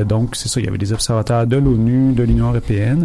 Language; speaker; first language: French; native; French